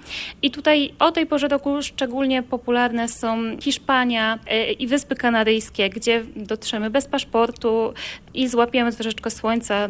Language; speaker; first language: Polish; native; Polish